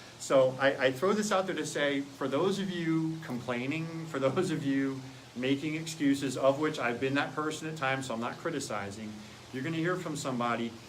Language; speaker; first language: English; native; English